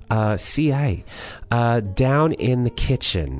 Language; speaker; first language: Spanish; non-native, fluent; English